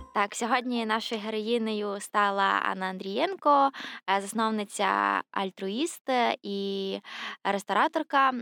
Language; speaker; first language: Ukrainian; native; Ukrainian